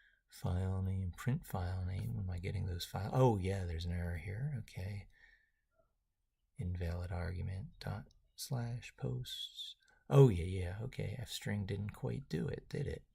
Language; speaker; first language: English; native; English